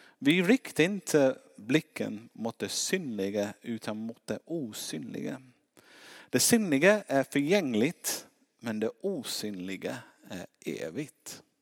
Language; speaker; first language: Swedish; non-native, fluent; English